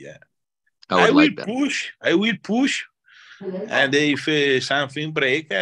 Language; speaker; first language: English; non-native, learner; Italian